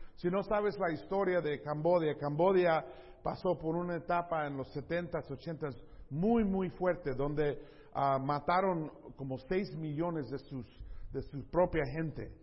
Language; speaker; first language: Spanish; early bilingual, heritage; Spanish